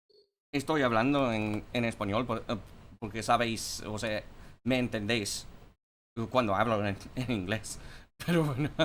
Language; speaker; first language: Spanish; non-native, fluent; English